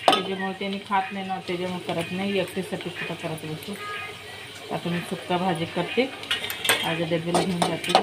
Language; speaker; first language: Marathi; non-native, local second language; Kannada